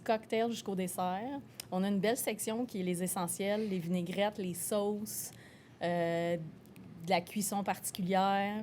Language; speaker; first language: French; native; French